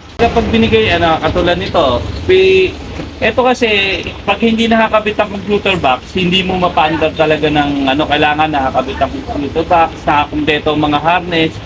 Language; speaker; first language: Filipino; native; Filipino